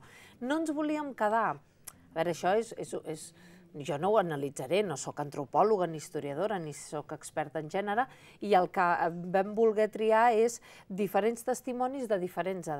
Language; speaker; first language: Catalan; native; Catalan